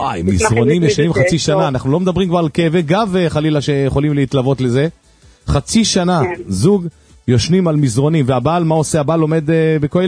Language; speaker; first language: Hebrew; native; Hebrew